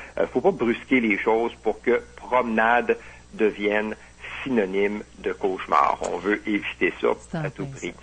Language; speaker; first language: French; native; French